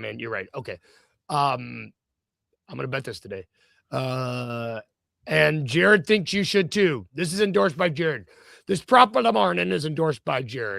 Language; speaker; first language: English; native; English